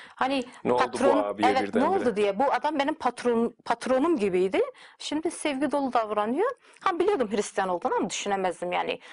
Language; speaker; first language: Turkish; native; Turkish